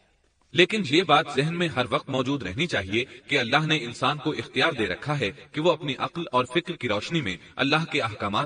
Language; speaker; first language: Urdu; native; Urdu